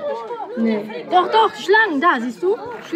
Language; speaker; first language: German; native; German